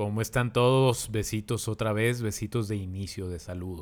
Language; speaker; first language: Spanish; native; Spanish